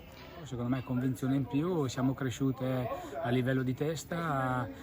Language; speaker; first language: Italian; native; Italian